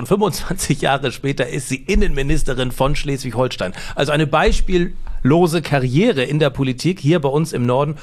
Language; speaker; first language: German; native; German